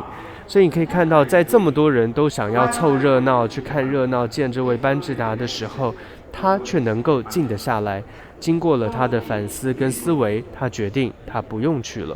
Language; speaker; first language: Chinese; native; Chinese